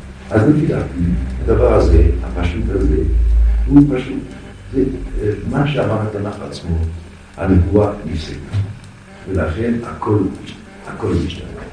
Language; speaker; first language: Hebrew; non-native, fluent; French